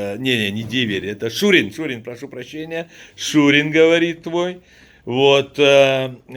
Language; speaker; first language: Russian; native; Russian